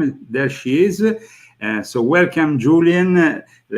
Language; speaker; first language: English; non-native, fluent; Italian